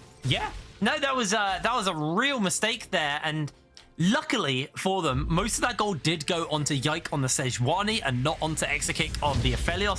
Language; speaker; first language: English; native; English